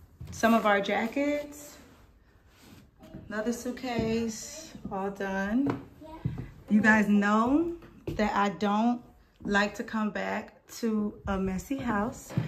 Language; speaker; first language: English; native; English